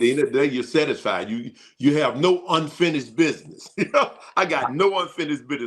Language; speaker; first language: English; native; English